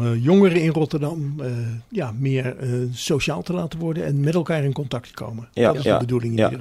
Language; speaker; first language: Dutch; native; Dutch